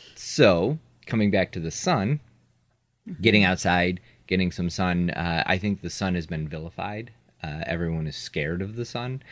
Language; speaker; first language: English; native; English